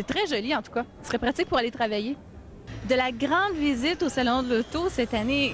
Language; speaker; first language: French; native; French